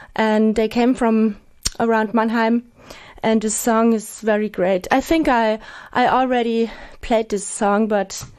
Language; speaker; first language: English; non-native, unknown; German